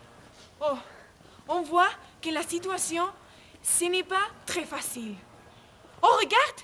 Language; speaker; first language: French; non-native, learner; Spanish